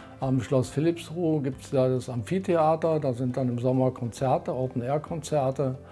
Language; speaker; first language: German; native; German